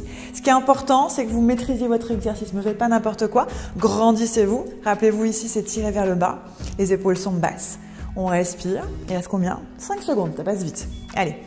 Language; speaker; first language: French; native; French